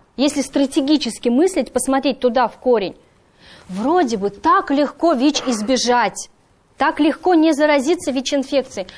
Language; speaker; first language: Russian; native; Russian